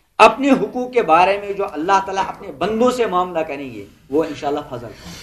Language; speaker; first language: Urdu; non-native, local second language; Kashmiri